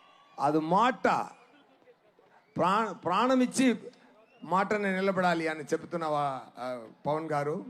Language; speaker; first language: Telugu; non-native, learner; Tamil